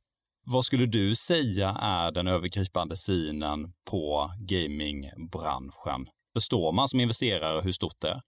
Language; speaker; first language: Swedish; native; Swedish